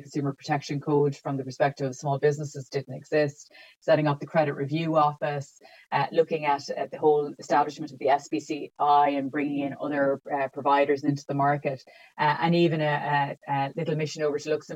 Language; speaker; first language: English; native; English